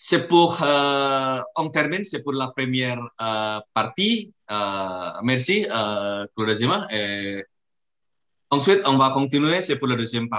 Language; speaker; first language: French; non-native, learner; Indonesian